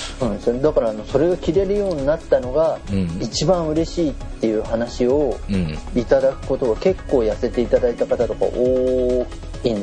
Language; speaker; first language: Japanese; native; Japanese